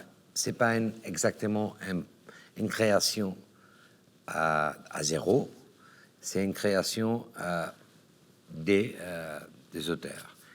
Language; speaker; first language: French; non-native, learner; Catalan